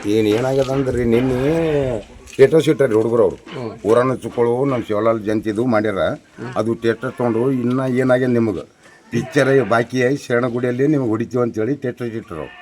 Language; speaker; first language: Kannada; non-native, local second language; Lambadi